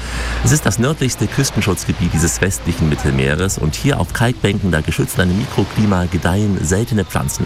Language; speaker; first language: German; native; German